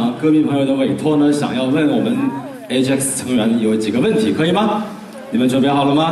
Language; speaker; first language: Chinese; native; Chinese